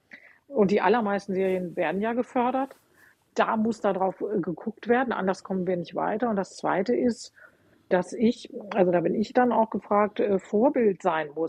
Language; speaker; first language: German; native; German